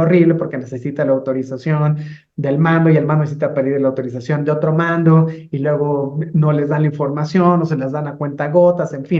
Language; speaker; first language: Spanish; native; Spanish